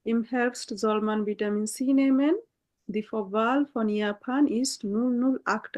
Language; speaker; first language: German; non-native, fluent; Bangla